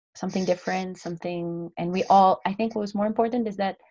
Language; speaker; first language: English; non-native, local second language; Filipino